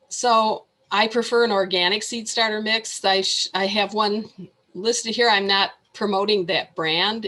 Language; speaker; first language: English; native; English